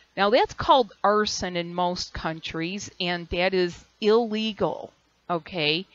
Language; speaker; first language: English; native; English